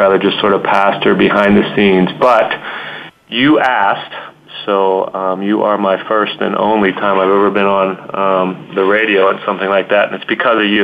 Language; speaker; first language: English; native; English